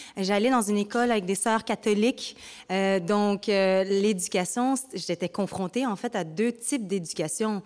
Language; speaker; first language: French; early bilingual, other home language; Vietnamese